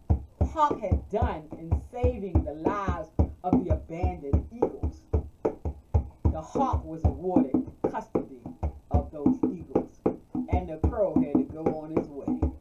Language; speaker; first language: English; native; English